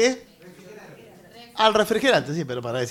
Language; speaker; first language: Spanish; native; Spanish